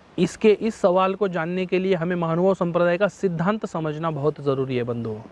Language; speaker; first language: Hindi; non-native, local second language; Marathi